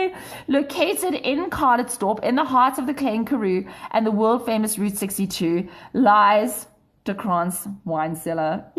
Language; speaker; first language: English; native; English